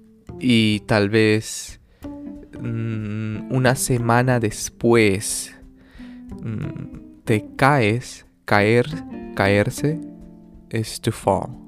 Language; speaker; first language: Spanish; early bilingual, other home language; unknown